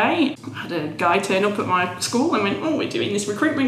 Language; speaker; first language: English; native; English